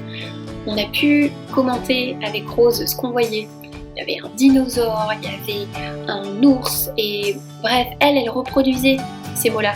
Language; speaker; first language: French; native; French